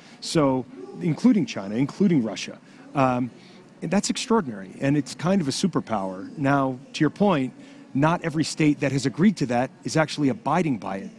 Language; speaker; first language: English; native; English